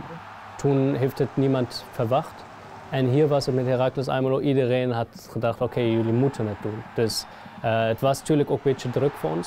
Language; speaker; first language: Dutch; non-native, fluent; German